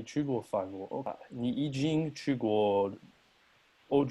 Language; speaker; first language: Chinese; non-native, learner; French